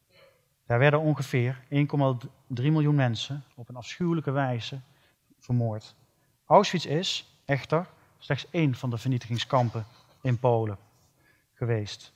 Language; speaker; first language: Dutch; native; Dutch